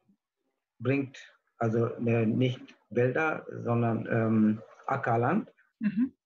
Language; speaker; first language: German; non-native, learner; Tamil